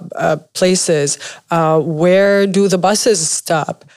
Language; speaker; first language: English; non-native, fluent; Arabic